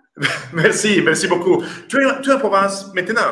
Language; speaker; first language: French; non-native, learner; Italian